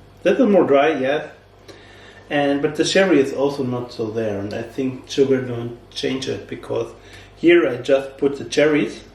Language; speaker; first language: English; non-native, learner; German